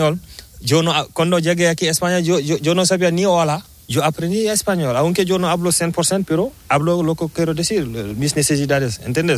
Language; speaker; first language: Spanish; non-native, learner; Fula